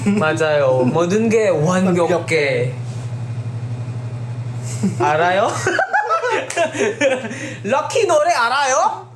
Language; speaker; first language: Korean; non-native, learner; Filipino